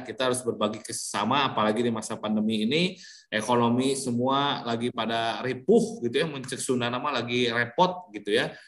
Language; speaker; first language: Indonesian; early bilingual, heritage; Indonesian